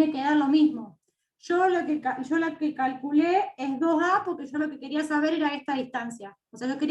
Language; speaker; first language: Spanish; native; Spanish